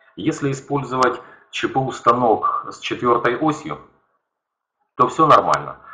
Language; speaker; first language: Russian; native; Russian